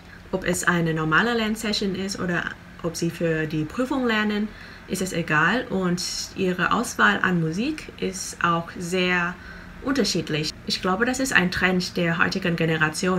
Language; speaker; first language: German; non-native, fluent; Vietnamese